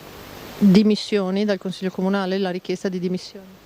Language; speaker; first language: Italian; native; Italian